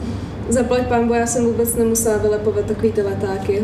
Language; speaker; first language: Czech; native; Czech